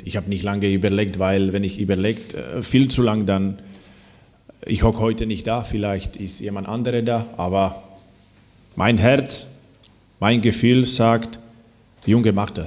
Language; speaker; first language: German; non-native, fluent; Slovak